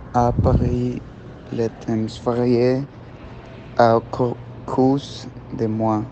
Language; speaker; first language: French; non-native, learner; Spanish